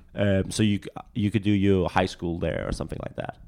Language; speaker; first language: English; non-native, fluent; Danish